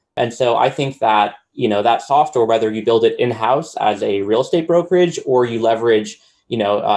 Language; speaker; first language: English; native; English